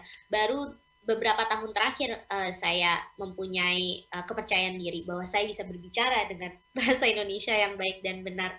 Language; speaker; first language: Indonesian; early bilingual, heritage; English